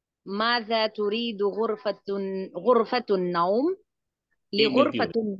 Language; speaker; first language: Arabic; non-native, learner; Urdu